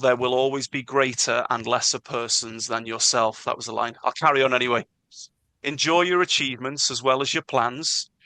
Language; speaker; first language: English; non-native, local second language; Welsh